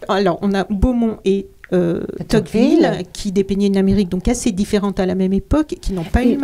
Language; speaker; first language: French; native; French